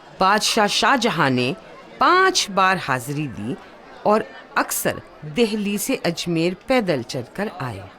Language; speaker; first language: Urdu; native; Urdu